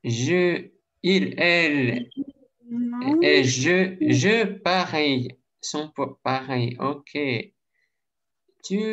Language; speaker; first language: French; non-native, learner; Russian